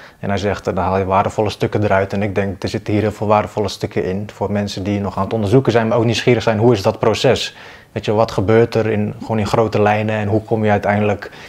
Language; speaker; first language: Dutch; early bilingual, other home language; Bosnian